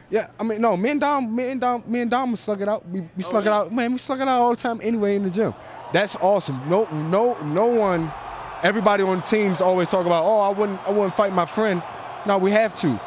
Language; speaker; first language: English; native; English